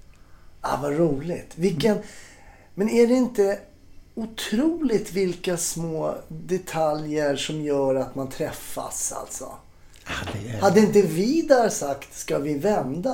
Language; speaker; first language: Swedish; native; Swedish